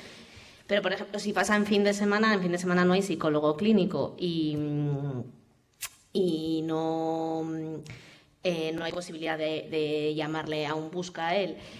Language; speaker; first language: Spanish; native; Spanish